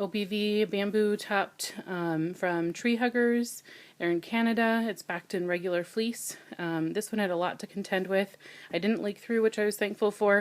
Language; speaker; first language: English; native; English